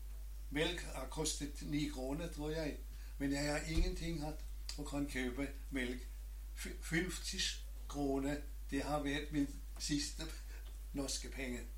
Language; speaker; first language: Norwegian; non-native, learner; German